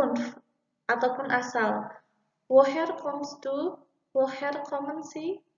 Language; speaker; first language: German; non-native, learner; Indonesian